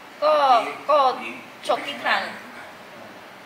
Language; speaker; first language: Thai; non-native, fluent; English